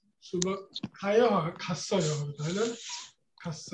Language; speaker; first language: Korean; non-native, fluent; Bangla